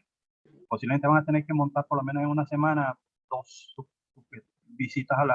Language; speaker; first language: Spanish; native; Spanish